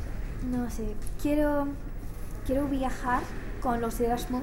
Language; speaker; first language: Spanish; non-native, learner; English